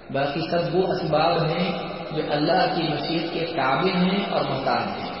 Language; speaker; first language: Urdu; native; Urdu